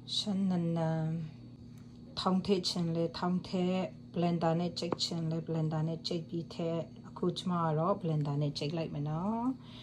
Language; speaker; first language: Burmese; non-native, local second language; Kachin